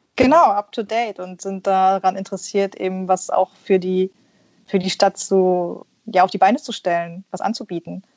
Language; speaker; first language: German; early bilingual, other home language; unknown